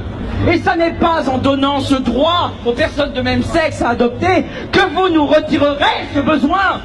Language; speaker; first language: French; native; French